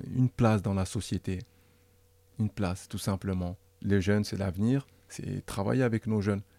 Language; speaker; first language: French; native; French